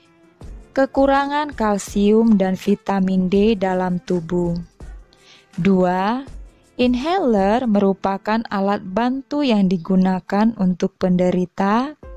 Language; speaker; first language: Indonesian; native; Indonesian